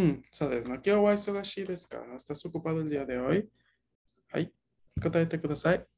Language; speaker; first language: Spanish; native; Spanish